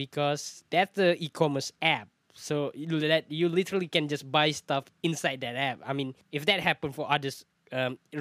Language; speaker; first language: English; non-native, local second language; Malay